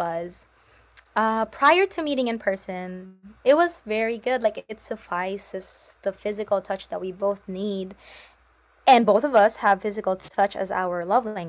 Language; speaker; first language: English; non-native, local second language; Filipino